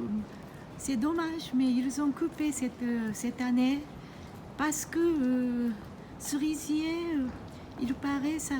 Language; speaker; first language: French; non-native, fluent; Japanese